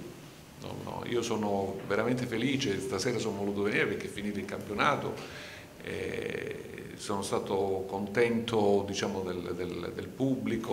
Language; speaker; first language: Italian; native; Italian